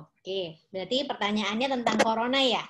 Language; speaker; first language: Indonesian; native; Indonesian